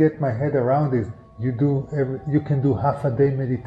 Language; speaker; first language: English; non-native, fluent; Hebrew